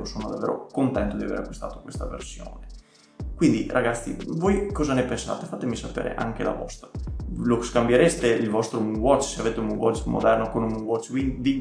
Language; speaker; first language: Italian; native; Italian